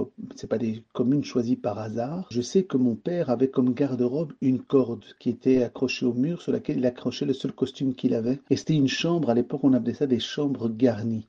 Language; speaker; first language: French; early bilingual, other home language; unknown